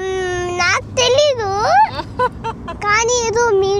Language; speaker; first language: Telugu; early bilingual, heritage; Telugu